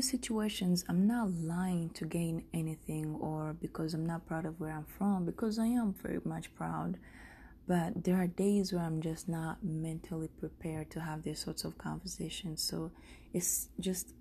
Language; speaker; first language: English; non-native, local second language; Kinyarwanda